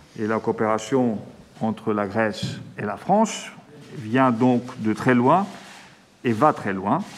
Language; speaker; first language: French; non-native, fluent; Greek